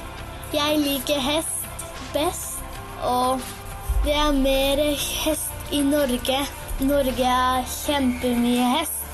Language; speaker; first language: Norwegian; early bilingual, heritage; Japanese